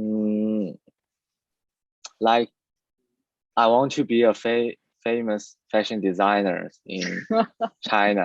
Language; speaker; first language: English; non-native, learner; Chinese